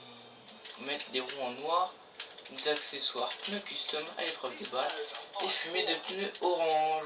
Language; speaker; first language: French; native; French